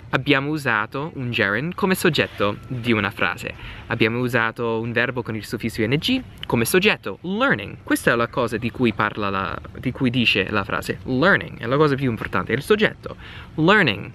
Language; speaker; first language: Italian; non-native, fluent; English